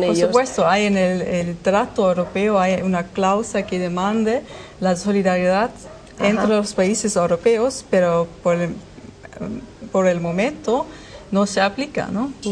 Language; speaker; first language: Spanish; non-native, learner; German